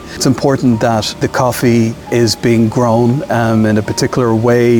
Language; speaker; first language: English; native; English